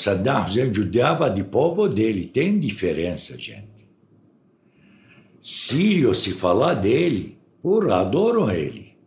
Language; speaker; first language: Portuguese; non-native, fluent; Arabic